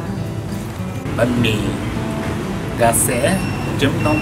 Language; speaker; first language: Vietnamese; non-native, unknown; Japanese